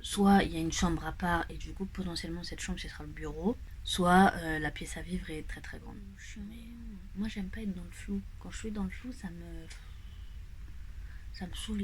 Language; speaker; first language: French; native; French